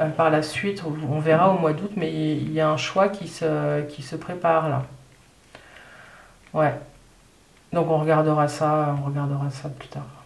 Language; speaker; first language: French; native; French